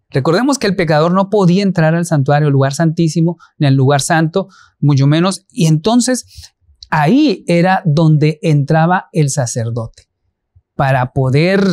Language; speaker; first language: Spanish; native; Spanish